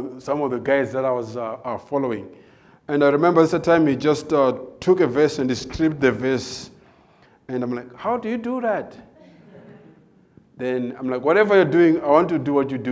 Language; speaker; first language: English; non-native, local second language; Nyanja